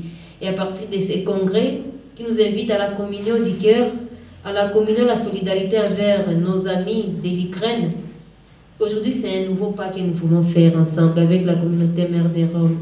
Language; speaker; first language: French; non-native, local second language; Swahili